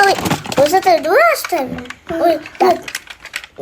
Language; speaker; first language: Russian; non-native, local second language; Kazakh